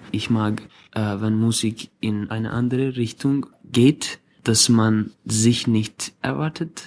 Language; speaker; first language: German; non-native, fluent; Turkish